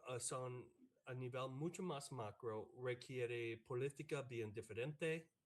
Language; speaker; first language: Spanish; non-native, fluent; English